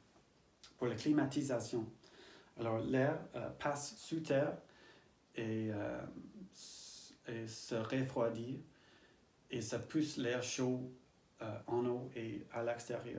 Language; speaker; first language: French; non-native, learner; English